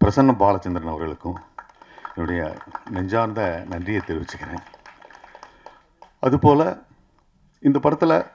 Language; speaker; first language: Tamil; native; Tamil